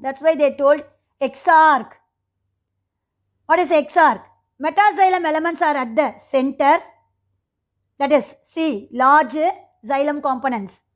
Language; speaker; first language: English; non-native, local second language; Tamil